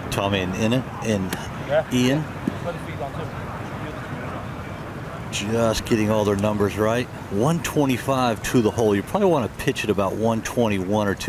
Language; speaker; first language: English; native; English